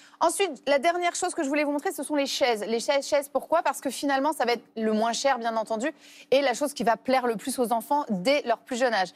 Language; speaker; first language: French; native; French